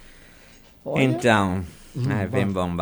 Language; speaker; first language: Portuguese; non-native, fluent; Italian